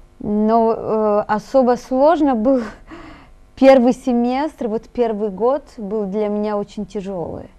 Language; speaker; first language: Russian; non-native, fluent; Italian